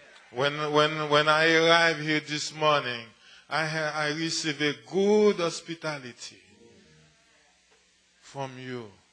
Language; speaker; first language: English; non-native, fluent; Haitian Creole